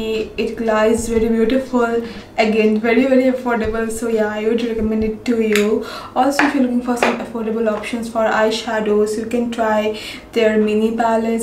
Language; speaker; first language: English; non-native, local second language; Bangla